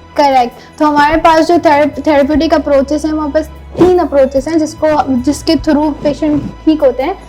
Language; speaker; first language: Urdu; native; Urdu